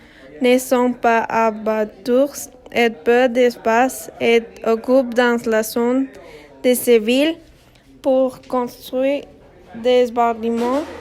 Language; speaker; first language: French; non-native, learner; Spanish